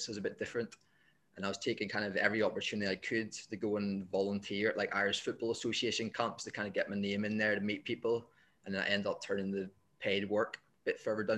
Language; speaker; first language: English; native; English